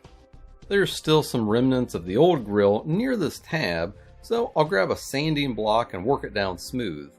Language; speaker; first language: English; native; English